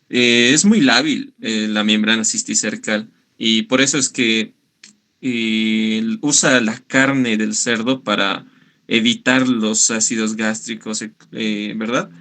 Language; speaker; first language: Spanish; native; Spanish